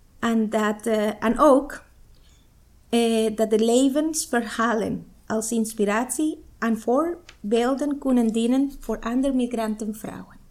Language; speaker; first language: Dutch; non-native, fluent; Spanish